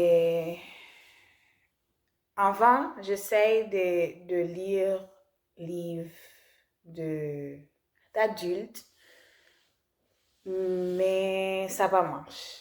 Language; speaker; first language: French; non-native, learner; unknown